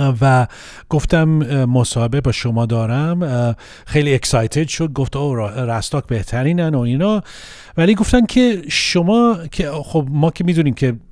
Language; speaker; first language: Persian; early bilingual, heritage; Persian